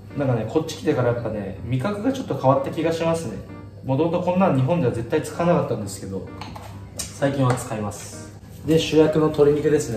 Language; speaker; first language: Japanese; native; Japanese